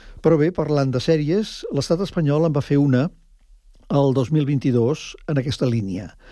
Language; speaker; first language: Catalan; native; Catalan